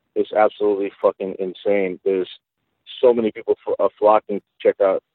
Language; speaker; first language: English; early bilingual, other home language; Spanish